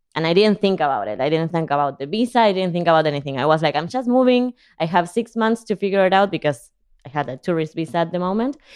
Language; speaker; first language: English; non-native, fluent; Spanish